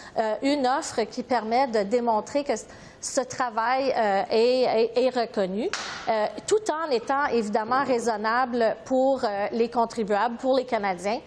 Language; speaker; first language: French; native; French